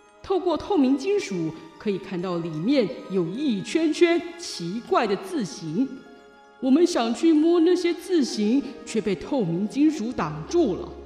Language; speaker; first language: Chinese; native; Chinese